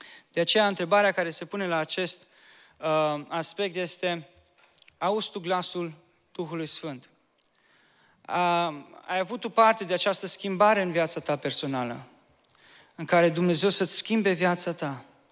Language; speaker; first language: Romanian; native; Romanian